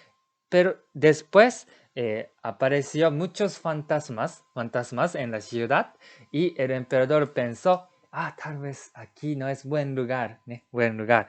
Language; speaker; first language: Spanish; non-native, learner; Japanese